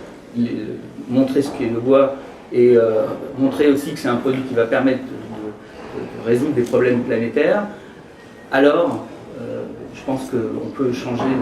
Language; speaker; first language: French; native; French